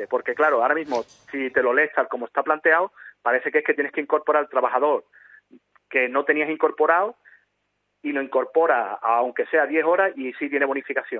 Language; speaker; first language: Spanish; native; Spanish